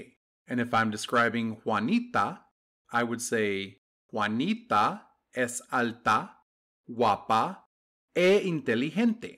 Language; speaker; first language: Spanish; non-native, fluent; English